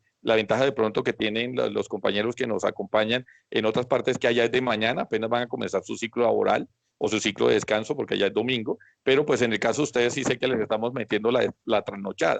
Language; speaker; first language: Spanish; native; Spanish